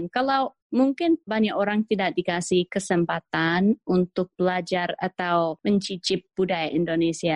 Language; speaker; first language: Indonesian; non-native, fluent; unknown